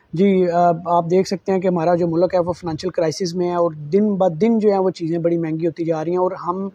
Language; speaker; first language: Urdu; non-native, local second language; Saraiki